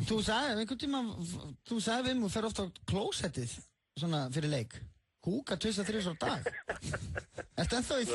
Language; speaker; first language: Icelandic; native; Icelandic